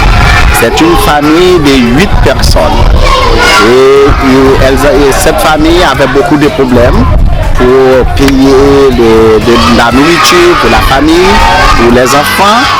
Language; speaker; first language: French; non-native, local second language; Haitian Creole